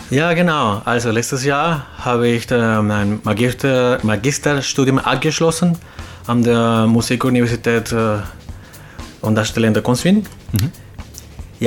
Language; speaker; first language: German; non-native, fluent; Spanish